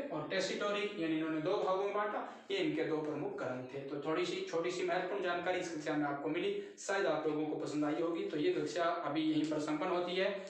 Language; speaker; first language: Hindi; native; Hindi